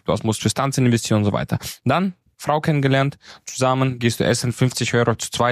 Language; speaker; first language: German; native; German